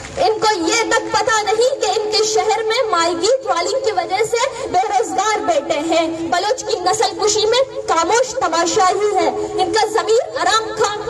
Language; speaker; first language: Urdu; non-native, local second language; Baluchi